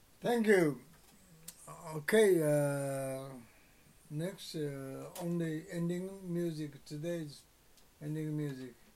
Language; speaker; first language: English; non-native, learner; Japanese